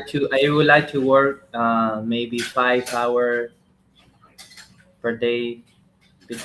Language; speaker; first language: English; non-native, learner; Spanish